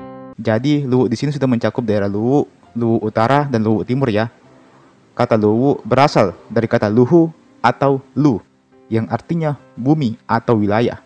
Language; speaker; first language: Indonesian; native; Indonesian